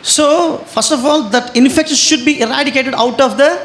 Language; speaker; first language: English; non-native, local second language; Telugu